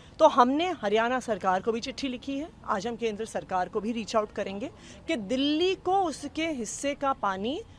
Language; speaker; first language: Hindi; native; Hindi